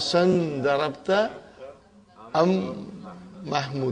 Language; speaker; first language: Arabic; non-native, fluent; English